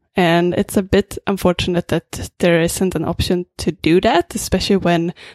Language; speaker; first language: English; non-native, fluent; Swedish